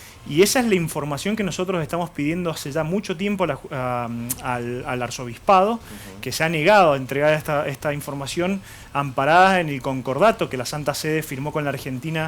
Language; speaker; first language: Spanish; native; Spanish